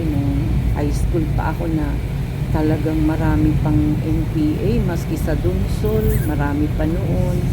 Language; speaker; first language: Filipino; native; Filipino